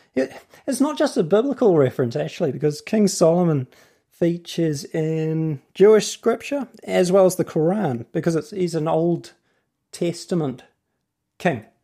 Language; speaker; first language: English; native; English